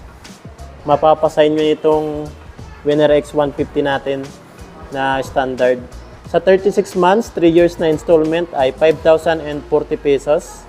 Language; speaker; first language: Filipino; native; Filipino